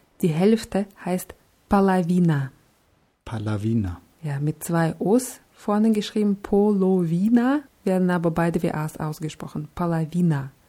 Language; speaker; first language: German; non-native, fluent; Russian